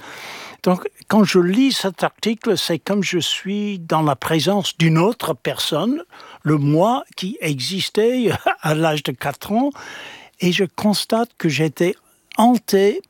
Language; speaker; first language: French; non-native, fluent; English